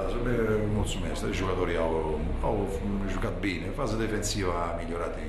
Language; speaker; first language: Romanian; non-native, fluent; Italian